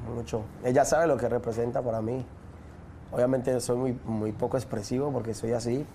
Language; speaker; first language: Spanish; native; Spanish